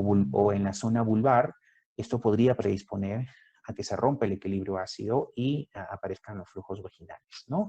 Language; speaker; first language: Spanish; native; Spanish